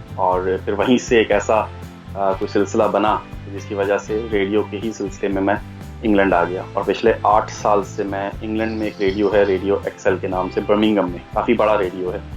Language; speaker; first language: Urdu; non-native, local second language; Punjabi